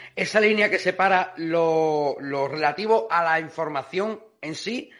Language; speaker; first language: Spanish; native; Spanish